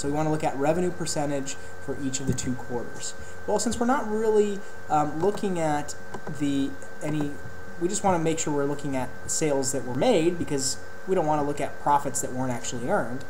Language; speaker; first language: English; native; English